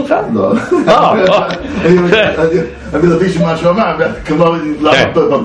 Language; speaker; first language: Hebrew; non-native, fluent; English